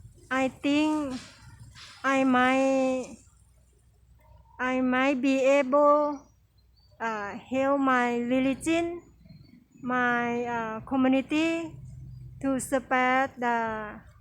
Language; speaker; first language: English; non-native, learner; Thai